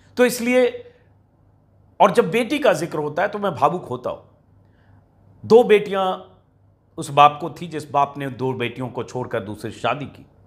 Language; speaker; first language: Hindi; native; Hindi